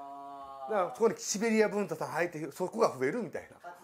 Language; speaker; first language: Japanese; native; Japanese